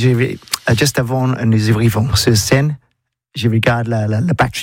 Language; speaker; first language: French; non-native, learner; English